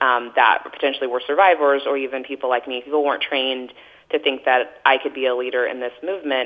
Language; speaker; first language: English; native; English